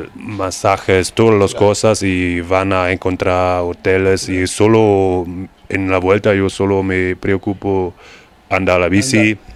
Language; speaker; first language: Spanish; non-native, learner; German